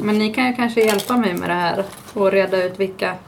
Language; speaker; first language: Swedish; native; Swedish